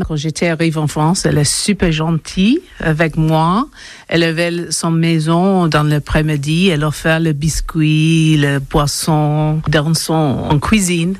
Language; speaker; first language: French; non-native, learner; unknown